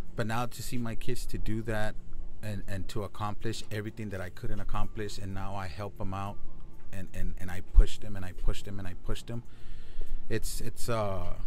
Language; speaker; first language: English; native; English